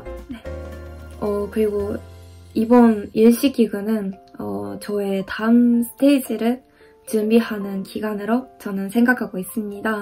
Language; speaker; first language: Korean; non-native, fluent; Japanese